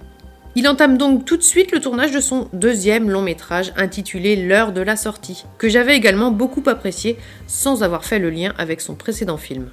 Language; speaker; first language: French; native; French